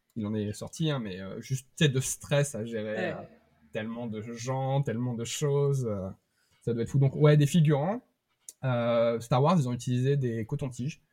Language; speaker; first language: French; native; French